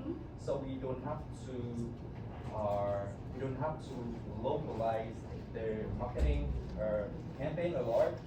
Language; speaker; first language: English; non-native, learner; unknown